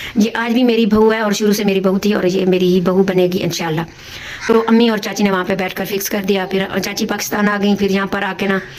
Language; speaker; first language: Hindi; native; Hindi